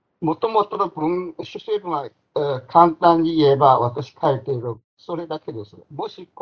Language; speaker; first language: Japanese; non-native, fluent; Chinese